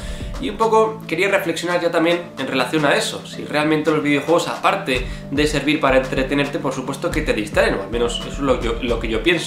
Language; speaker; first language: Spanish; native; Spanish